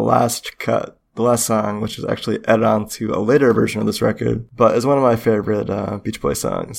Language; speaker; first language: English; native; English